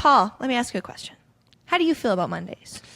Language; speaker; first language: English; native; English